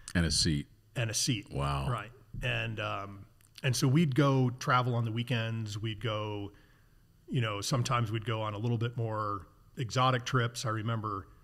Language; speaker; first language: English; native; English